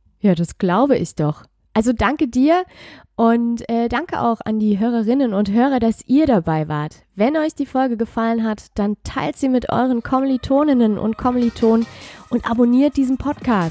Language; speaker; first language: German; native; German